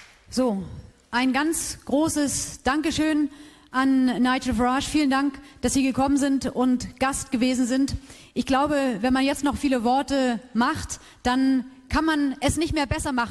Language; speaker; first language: German; native; German